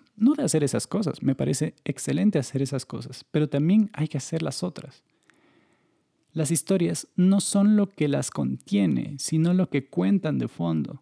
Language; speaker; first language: Spanish; native; Spanish